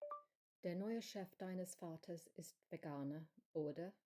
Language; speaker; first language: German; non-native, learner; English